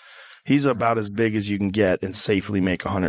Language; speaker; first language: English; native; English